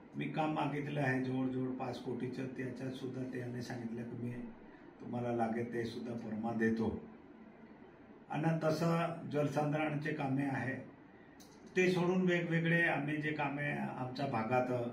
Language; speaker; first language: Marathi; non-native, local second language; Bhili